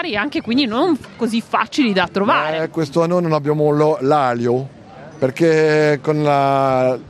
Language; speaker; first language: Italian; non-native, learner; French